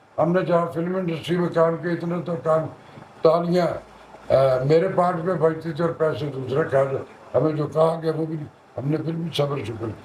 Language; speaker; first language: Urdu; non-native, local second language; Punjabi